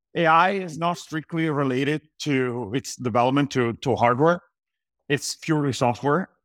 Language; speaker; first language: English; non-native, fluent; Italian